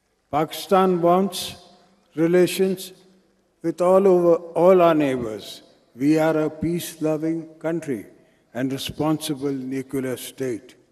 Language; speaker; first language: English; non-native, local second language; Sindhi